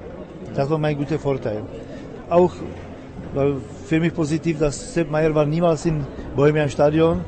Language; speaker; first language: German; non-native, learner; Czech